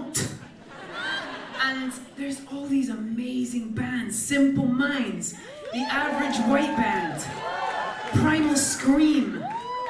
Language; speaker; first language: English; native; English